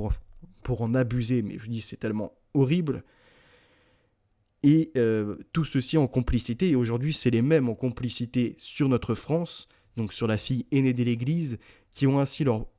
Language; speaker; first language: French; native; French